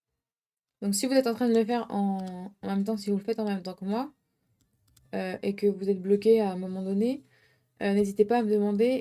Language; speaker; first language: French; native; French